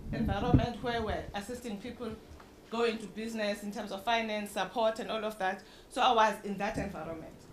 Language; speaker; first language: English; non-native, local second language; Xhosa